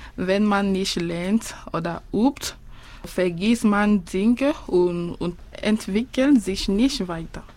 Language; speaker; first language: German; non-native, fluent; French